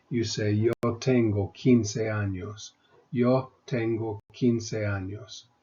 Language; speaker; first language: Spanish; non-native, fluent; English